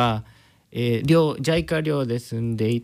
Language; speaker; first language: Japanese; non-native, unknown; Spanish